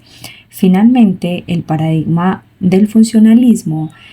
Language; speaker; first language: Spanish; native; Spanish